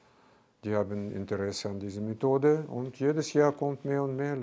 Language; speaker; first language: German; non-native, fluent; Russian